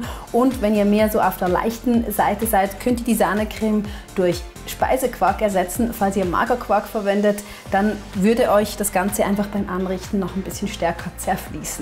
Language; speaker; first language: German; native; German